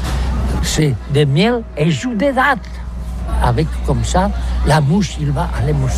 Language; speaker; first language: French; non-native, learner; Catalan